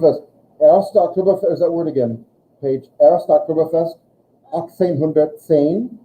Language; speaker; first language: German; non-native, fluent; English